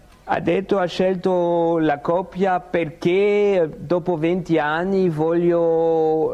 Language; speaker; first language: Italian; non-native, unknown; French